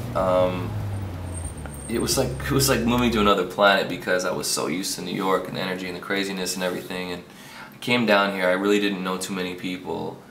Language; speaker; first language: English; native; English